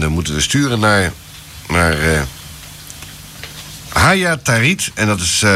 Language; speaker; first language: Dutch; native; Dutch